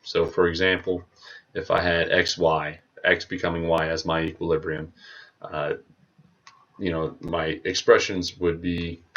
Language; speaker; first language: English; native; English